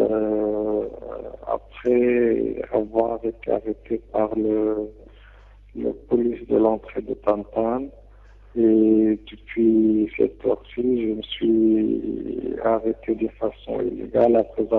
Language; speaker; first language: French; non-native, local second language; Arabic